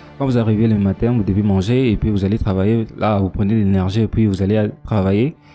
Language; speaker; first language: French; non-native, local second language; Lingala